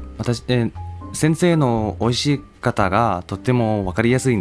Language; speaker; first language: Japanese; non-native, learner; Thai